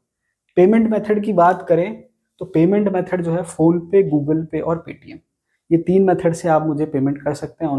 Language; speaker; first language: Hindi; native; Hindi